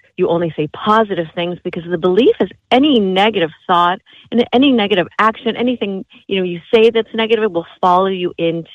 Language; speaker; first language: English; native; English